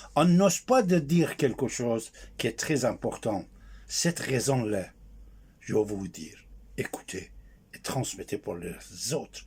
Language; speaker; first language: French; non-native, fluent; Persian